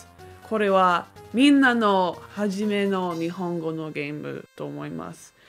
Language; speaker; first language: Japanese; non-native, learner; English